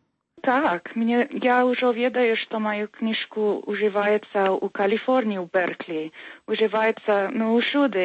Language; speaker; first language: Belarusian; early bilingual, heritage; Belarusian